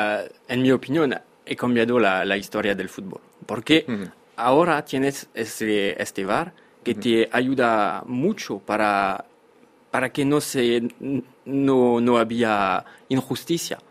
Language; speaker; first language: Spanish; non-native, fluent; French